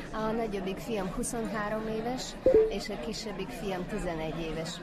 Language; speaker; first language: Hungarian; non-native, fluent; Uyghur